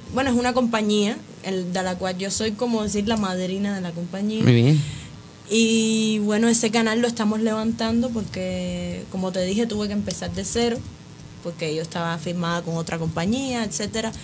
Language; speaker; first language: Spanish; native; Spanish